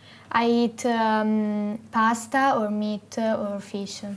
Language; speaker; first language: English; non-native, learner; Italian